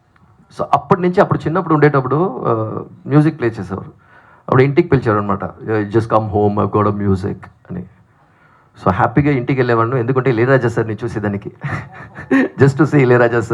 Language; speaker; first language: Telugu; non-native, fluent; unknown